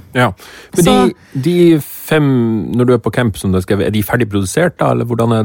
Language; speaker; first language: Norwegian; native; Norwegian